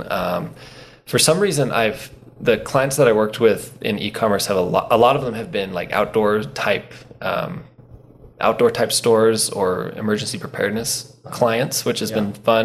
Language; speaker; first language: English; native; English